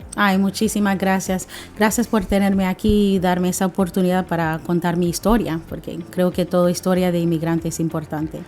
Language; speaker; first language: Spanish; non-native, fluent; English